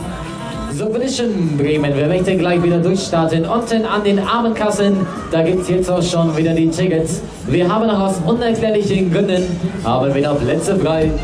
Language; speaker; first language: German; native; German